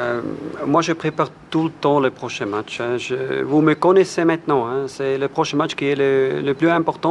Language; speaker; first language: French; non-native, fluent; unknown